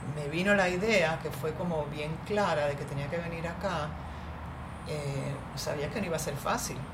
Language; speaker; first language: Spanish; native; Spanish